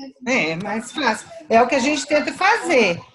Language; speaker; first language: Portuguese; native; Portuguese